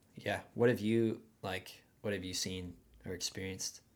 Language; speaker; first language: English; native; English